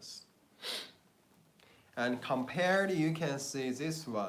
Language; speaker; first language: English; non-native, learner; Chinese